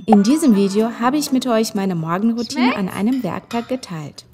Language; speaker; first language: German; non-native, fluent; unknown